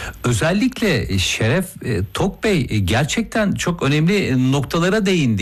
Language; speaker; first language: Turkish; native; Turkish